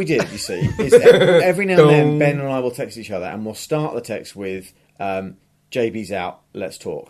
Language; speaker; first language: English; native; English